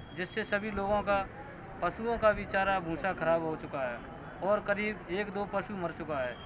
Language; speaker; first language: Hindi; native; Hindi